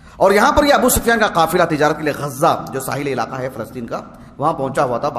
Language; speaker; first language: Urdu; native; Urdu